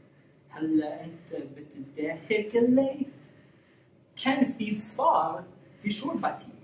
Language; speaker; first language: Arabic; non-native, learner; English